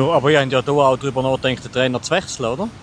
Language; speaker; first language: German; native; German